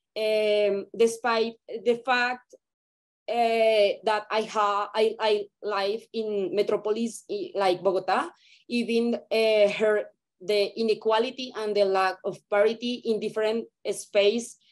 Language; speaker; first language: English; non-native, learner; Spanish